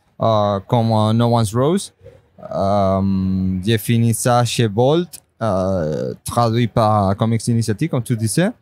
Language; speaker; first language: French; non-native, fluent; Spanish